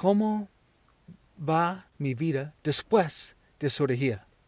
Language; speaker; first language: Spanish; non-native, learner; English